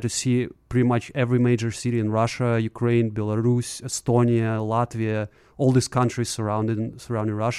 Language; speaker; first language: English; non-native, fluent; Russian